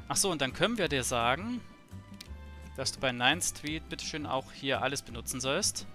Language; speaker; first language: German; native; German